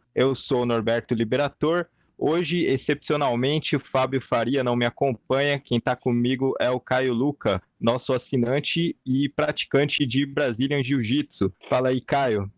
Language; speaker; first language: Portuguese; native; Portuguese